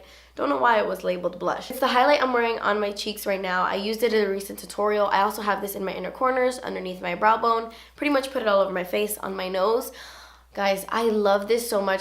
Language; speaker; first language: English; native; English